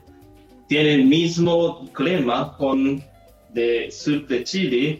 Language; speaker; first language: Spanish; non-native, learner; Japanese